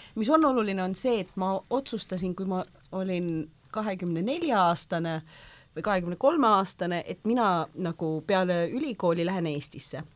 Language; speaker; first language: Estonian; early bilingual, heritage; Estonian